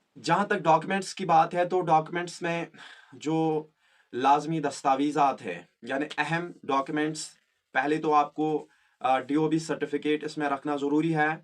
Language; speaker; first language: Hindi; non-native, local second language; Kashmiri